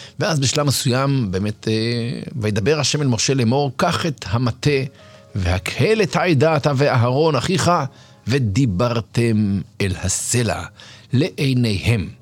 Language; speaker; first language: Hebrew; native; Hebrew